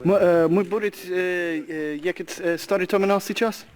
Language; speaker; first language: Russian; non-native, learner; English